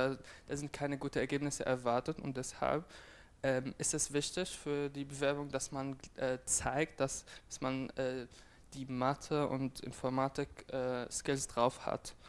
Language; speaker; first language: German; non-native, fluent; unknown